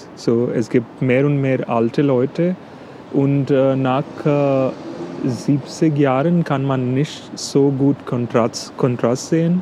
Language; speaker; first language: German; non-native, fluent; English